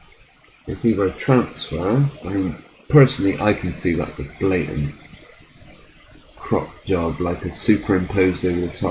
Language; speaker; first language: English; native; English